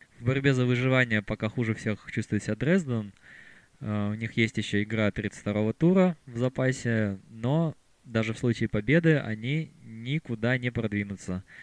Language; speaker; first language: Russian; native; Russian